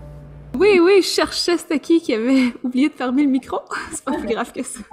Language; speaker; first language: French; native; French